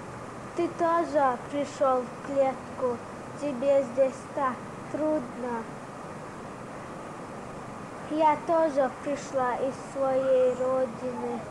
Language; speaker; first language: Russian; non-native, local second language; Chechen